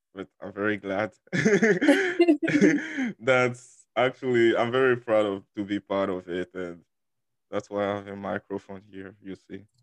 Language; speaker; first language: English; non-native, fluent; French